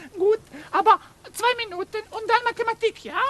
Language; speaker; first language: German; non-native, learner; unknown